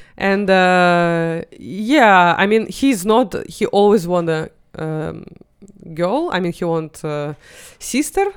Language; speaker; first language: English; non-native, fluent; Russian